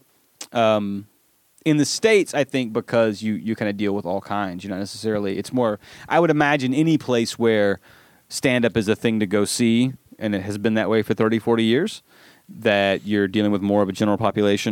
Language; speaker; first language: English; native; English